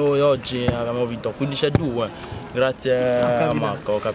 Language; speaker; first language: Italian; non-native, learner; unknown